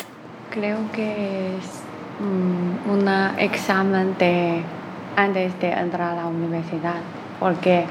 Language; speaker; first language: Spanish; non-native, learner; Chinese